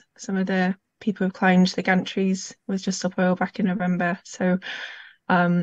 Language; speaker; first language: English; native; English